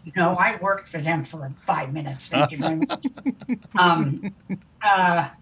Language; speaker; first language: English; native; English